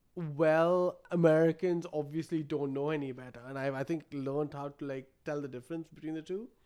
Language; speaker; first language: English; non-native, local second language; Malayalam